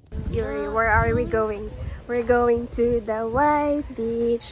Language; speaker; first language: English; non-native, local second language; Cebuano